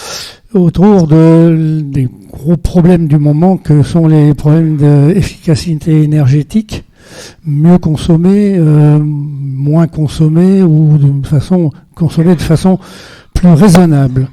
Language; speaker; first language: French; native; French